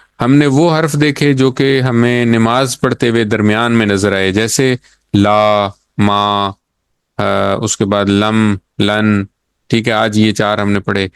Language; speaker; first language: Urdu; native; Urdu